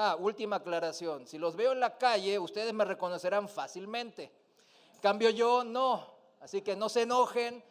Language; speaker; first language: Spanish; non-native, fluent; Korean